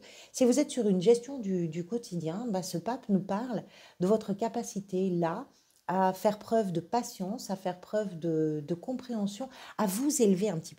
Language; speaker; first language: French; native; French